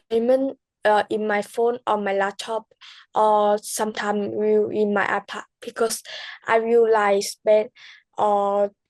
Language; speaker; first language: English; non-native, learner; Vietnamese